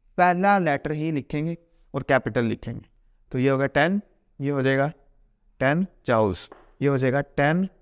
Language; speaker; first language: Hindi; native; Hindi